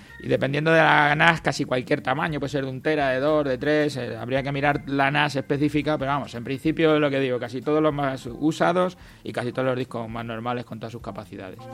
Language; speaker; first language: Spanish; native; Spanish